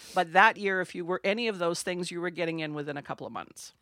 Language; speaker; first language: English; non-native, fluent; French